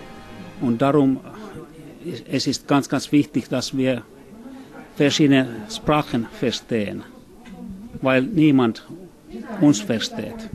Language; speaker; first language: German; non-native, fluent; Finnish